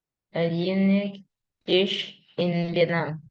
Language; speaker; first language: English; non-native, learner; Vietnamese